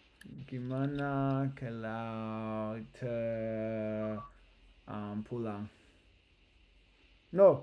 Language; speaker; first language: Indonesian; non-native, learner; English